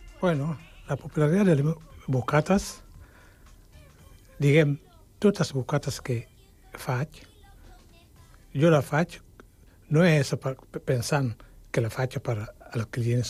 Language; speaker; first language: Catalan; non-native, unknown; Wolof